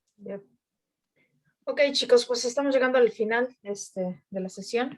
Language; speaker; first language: Spanish; native; Spanish